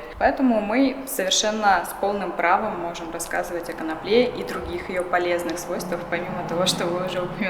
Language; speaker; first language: Russian; native; Russian